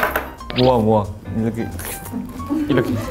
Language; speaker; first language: Korean; non-native, learner; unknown